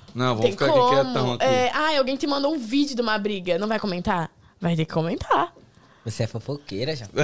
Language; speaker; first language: Portuguese; native; Portuguese